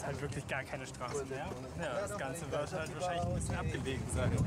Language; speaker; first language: German; native; German